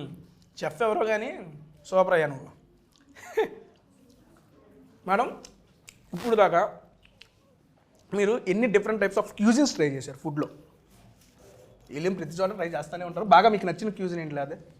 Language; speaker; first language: Telugu; native; Telugu